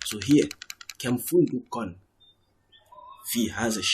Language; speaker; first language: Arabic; non-native, fluent; English